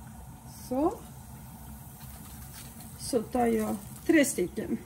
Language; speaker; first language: Swedish; non-native, fluent; Portuguese